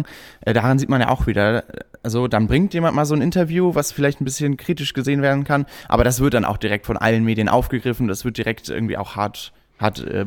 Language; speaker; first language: German; native; German